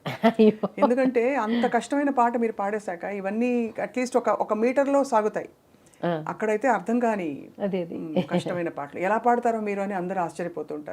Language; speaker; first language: Telugu; native; Telugu